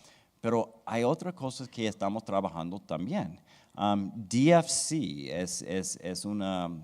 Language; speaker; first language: Spanish; non-native, fluent; English